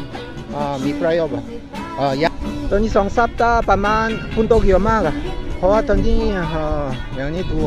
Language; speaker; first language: Thai; non-native, learner; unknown